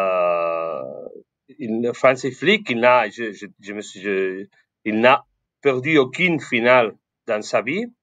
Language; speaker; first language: French; non-native, fluent; Spanish